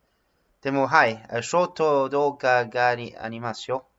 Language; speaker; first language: Japanese; non-native, learner; English